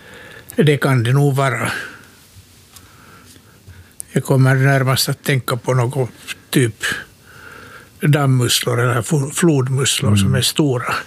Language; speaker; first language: Swedish; native; Swedish